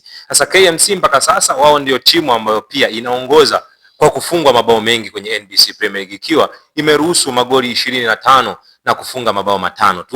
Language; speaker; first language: Swahili; native; Swahili